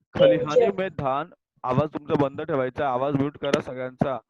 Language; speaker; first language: Hindi; non-native, local second language; Marathi